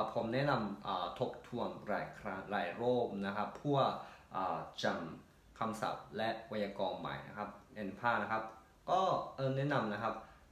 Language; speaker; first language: Thai; native; Thai